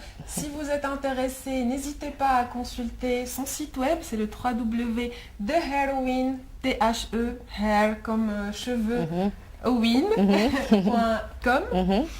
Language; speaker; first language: French; native; French